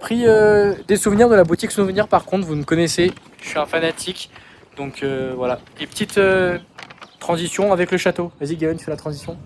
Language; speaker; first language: French; native; French